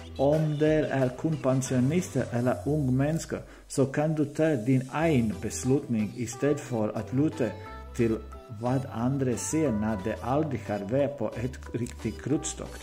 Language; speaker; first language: Swedish; non-native, learner; Danish